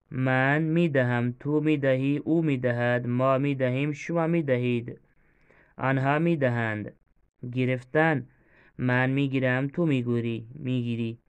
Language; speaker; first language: Persian; non-native, fluent; Urdu